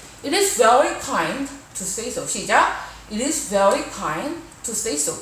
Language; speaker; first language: English; non-native, fluent; Korean